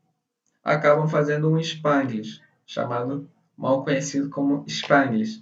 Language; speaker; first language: Portuguese; non-native, fluent; Spanish